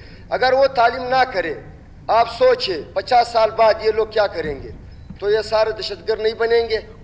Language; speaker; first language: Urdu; non-native, local second language; Pashto